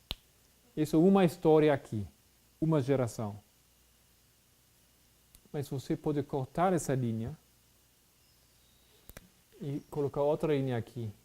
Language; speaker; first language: Portuguese; non-native, fluent; Spanish